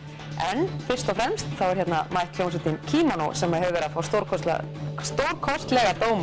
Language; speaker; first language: Icelandic; native; Icelandic